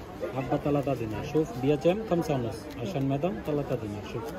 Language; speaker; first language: Arabic; non-native, learner; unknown